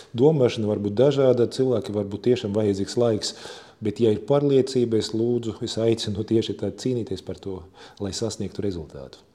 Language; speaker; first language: Latvian; non-native, local second language; Russian